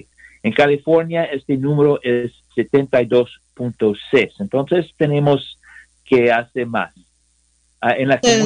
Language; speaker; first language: Spanish; non-native, learner; English